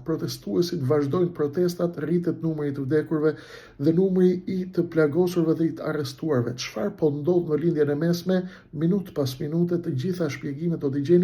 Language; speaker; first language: Albanian; native; Albanian